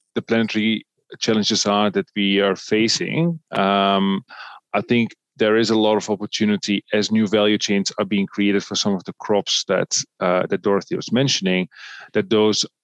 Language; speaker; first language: English; non-native, fluent; Dutch